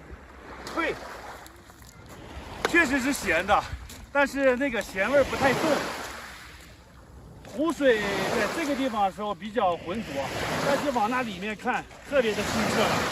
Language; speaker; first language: Chinese; native; Chinese